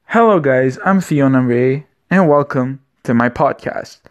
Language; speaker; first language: English; non-native, fluent; Romanian